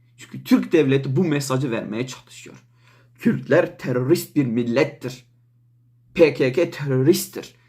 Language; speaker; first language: Turkish; non-native, local second language; Kurdish